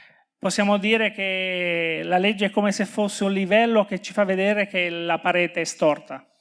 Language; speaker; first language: Italian; native; Italian